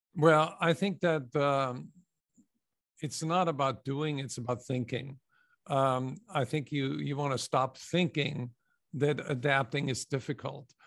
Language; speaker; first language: English; non-native, fluent; German